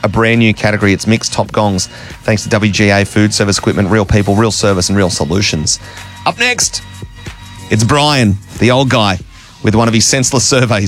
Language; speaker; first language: English; native; English